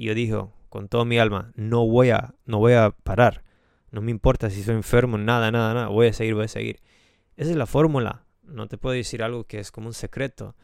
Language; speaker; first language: Spanish; non-native, fluent; English